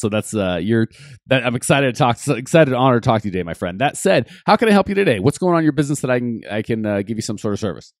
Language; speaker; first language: English; native; English